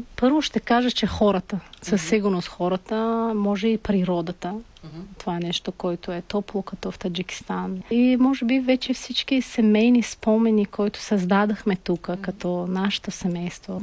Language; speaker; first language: Bulgarian; non-native, learner; Tajik